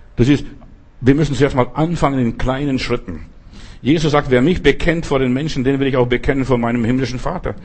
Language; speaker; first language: German; non-native, fluent; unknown